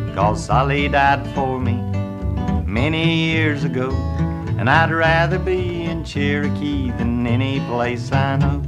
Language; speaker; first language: English; native; English